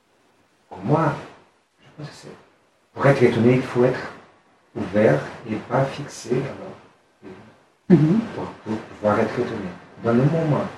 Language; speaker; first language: French; non-native, fluent; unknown